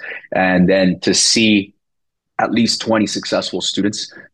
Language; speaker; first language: English; early bilingual, other home language; Spanish